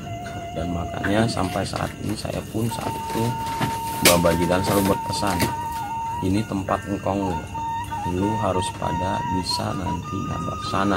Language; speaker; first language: Indonesian; native; Indonesian